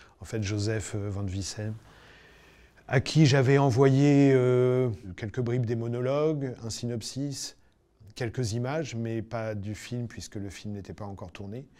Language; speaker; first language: French; native; French